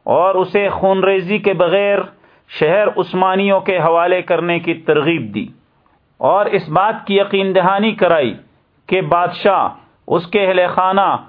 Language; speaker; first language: Urdu; native; Urdu